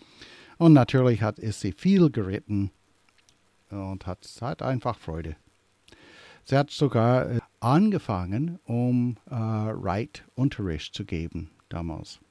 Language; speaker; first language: German; early bilingual, heritage; English